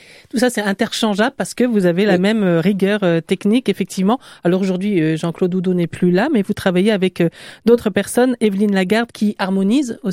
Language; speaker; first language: French; native; French